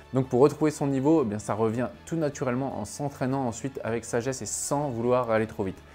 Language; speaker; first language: French; native; French